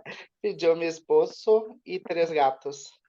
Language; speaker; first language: Spanish; non-native, learner; Portuguese